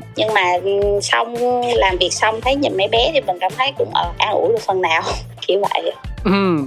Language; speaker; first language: Vietnamese; native; Vietnamese